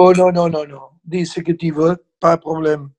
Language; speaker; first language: French; non-native, fluent; Spanish